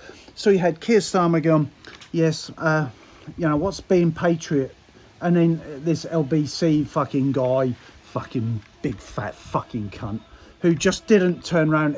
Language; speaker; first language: English; native; English